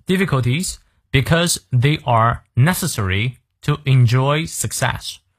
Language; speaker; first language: English; non-native, fluent; Chinese